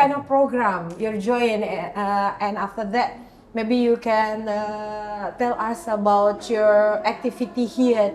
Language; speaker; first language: English; non-native, learner; Indonesian